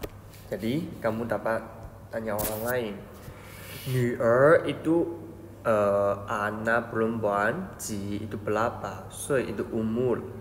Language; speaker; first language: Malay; non-native, fluent; Chinese